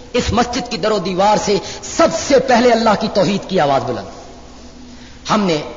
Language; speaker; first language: Urdu; non-native, local second language; Punjabi